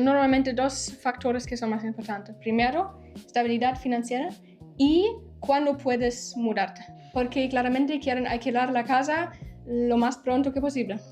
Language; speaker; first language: Spanish; non-native, fluent; German